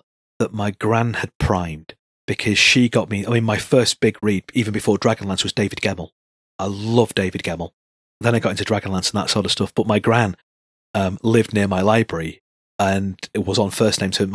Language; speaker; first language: English; native; English